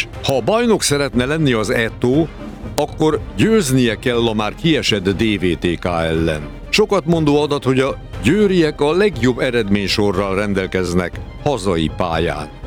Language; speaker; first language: Hungarian; native; Hungarian